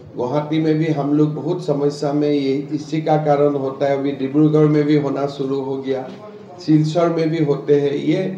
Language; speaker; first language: Hindi; non-native, local second language; Assamese